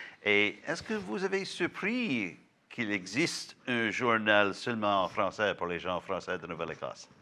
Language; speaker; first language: French; non-native, local second language; English